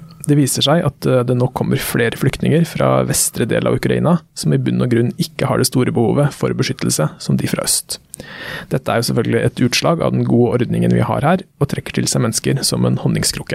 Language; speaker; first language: Norwegian; native; Norwegian